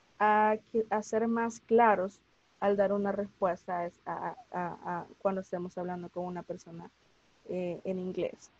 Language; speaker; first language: Spanish; native; Spanish